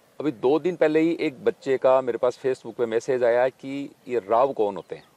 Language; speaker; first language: Hindi; native; Hindi